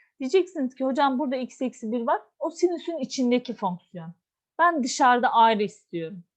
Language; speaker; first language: Turkish; native; Turkish